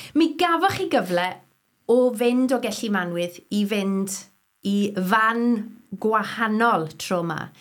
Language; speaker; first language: Welsh; native; Welsh